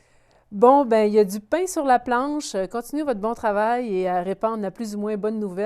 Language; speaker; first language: French; native; French